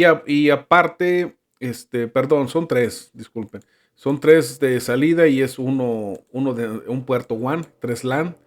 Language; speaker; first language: Spanish; native; Spanish